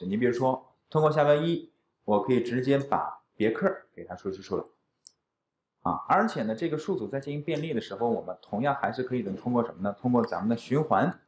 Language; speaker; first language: Chinese; native; Chinese